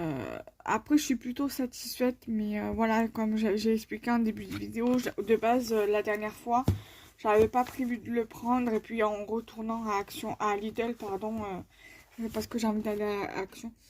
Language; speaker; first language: French; native; French